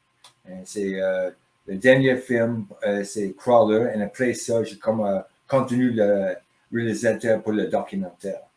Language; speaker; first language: French; non-native, learner; English